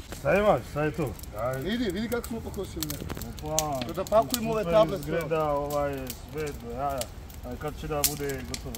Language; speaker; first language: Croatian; non-native, learner; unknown